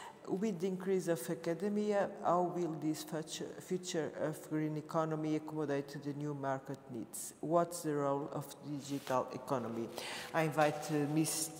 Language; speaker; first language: English; non-native, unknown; Portuguese